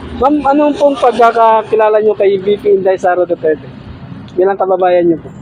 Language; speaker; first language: Filipino; native; Filipino